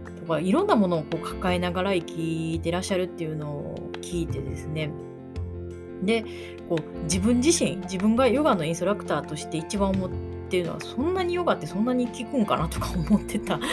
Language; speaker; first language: Japanese; native; Japanese